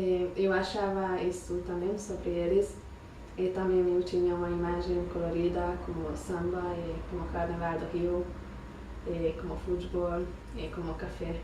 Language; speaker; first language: Portuguese; non-native, fluent; Hungarian